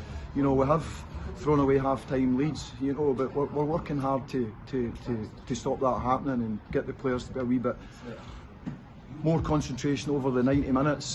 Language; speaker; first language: English; native; English